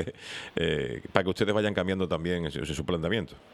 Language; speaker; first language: Spanish; native; Spanish